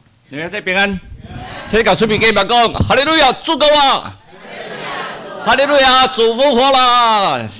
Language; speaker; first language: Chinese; non-native, local second language; Min Nan Chinese